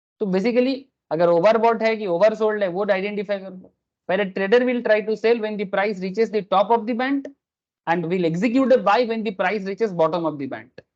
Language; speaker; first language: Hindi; non-native, local second language; Bangla